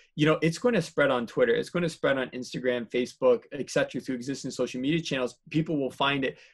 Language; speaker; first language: English; native; English